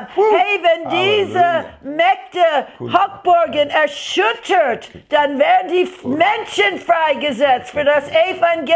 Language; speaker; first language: German; non-native, fluent; English